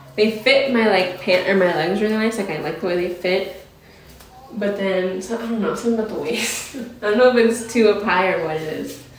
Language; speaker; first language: English; native; English